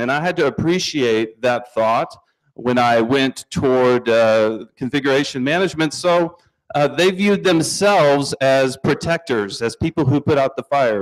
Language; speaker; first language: English; native; English